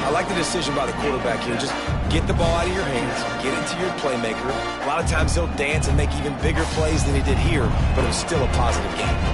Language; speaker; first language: English; native; English